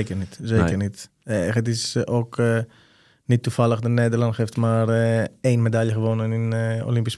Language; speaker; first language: Dutch; non-native, fluent; Greek